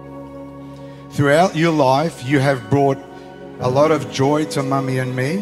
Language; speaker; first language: English; native; English